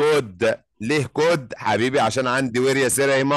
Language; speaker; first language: Arabic; native; Arabic